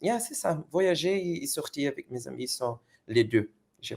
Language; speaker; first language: French; non-native, fluent; Portuguese